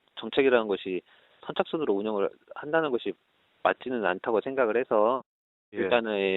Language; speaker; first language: Korean; native; Korean